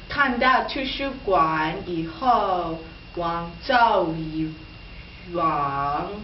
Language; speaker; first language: Chinese; non-native, learner; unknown